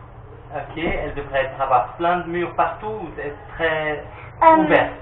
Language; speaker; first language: French; native; French